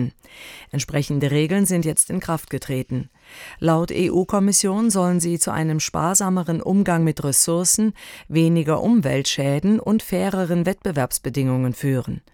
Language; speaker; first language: German; native; German